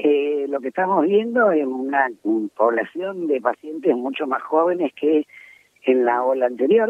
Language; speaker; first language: Spanish; native; Spanish